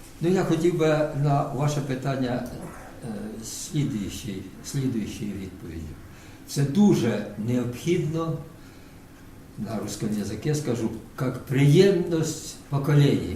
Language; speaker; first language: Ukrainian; non-native, local second language; Russian